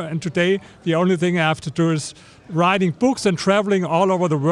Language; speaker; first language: English; non-native, fluent; German